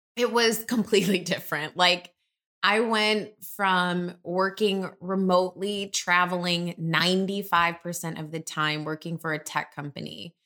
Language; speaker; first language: English; native; English